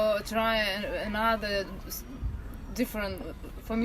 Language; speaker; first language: English; non-native, learner; Russian